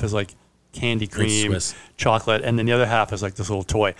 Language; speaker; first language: English; non-native, fluent; Italian